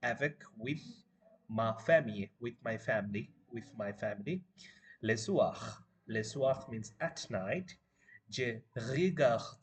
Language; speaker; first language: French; non-native, learner; Bangla